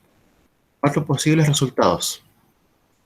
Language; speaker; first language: Spanish; native; Spanish